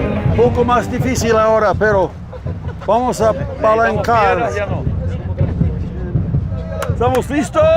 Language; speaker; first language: Spanish; non-native, fluent; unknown